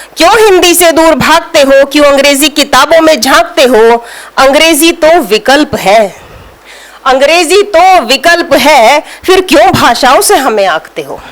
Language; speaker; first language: Hindi; native; Hindi